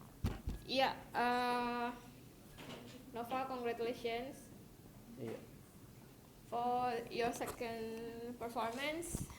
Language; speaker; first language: English; non-native, local second language; Indonesian